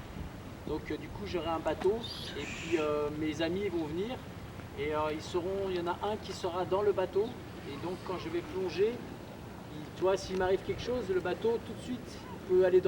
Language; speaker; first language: French; native; French